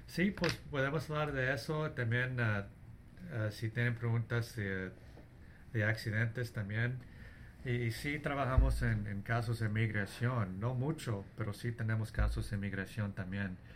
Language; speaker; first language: Spanish; early bilingual, heritage; English